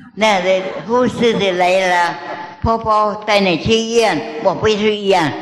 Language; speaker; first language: Chinese; non-native, learner; Min Nan Chinese